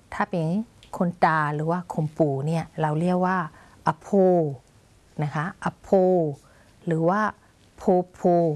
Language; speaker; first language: Thai; non-native, fluent; Burmese